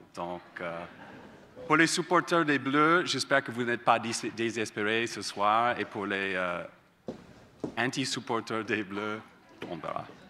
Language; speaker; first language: French; non-native, fluent; English